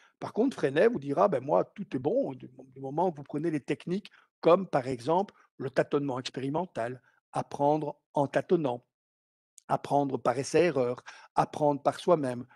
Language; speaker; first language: French; native; French